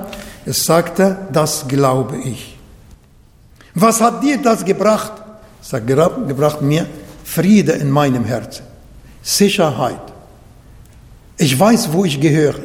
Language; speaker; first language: German; non-native, fluent; Arabic